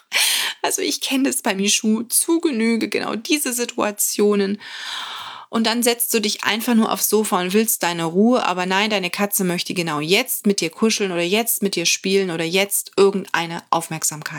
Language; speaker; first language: German; native; German